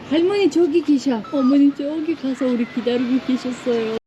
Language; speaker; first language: Korean; non-native, fluent; Uzbek